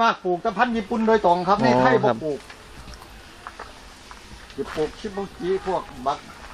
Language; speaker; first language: Thai; non-native, local second language; Northeastern Thai